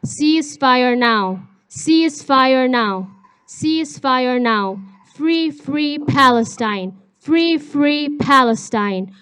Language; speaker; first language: English; early bilingual, other home language; Arabic